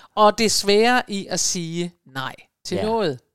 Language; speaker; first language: Danish; native; Danish